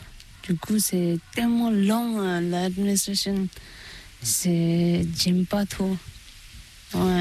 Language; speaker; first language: French; non-native, learner; Tibetan